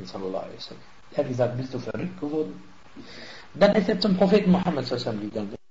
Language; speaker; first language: German; non-native, fluent; Arabic